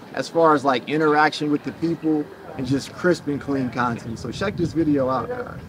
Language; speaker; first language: English; native; English